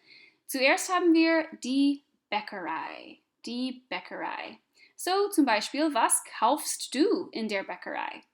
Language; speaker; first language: German; non-native, fluent; English